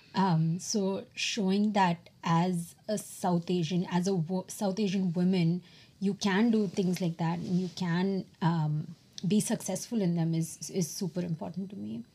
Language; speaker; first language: English; non-native, local second language; Tamil